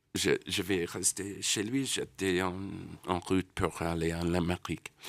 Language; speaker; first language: French; non-native, learner; English